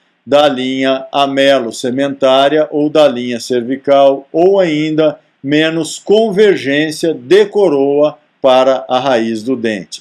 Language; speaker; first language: Portuguese; native; Portuguese